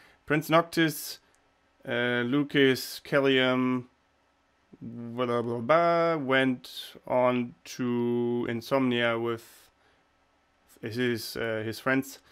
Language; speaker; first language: English; non-native, fluent; German